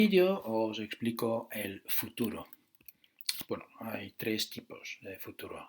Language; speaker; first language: Spanish; non-native, fluent; Dutch